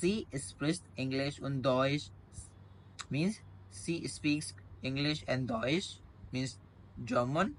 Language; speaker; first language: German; non-native, learner; Hindi